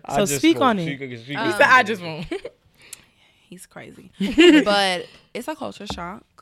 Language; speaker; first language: English; native; English